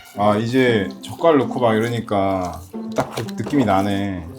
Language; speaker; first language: Korean; native; Korean